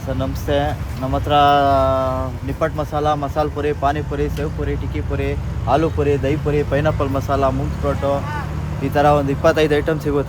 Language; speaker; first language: Kannada; native; Kannada